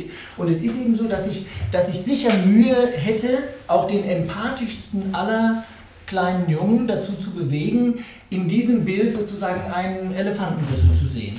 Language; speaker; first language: German; native; German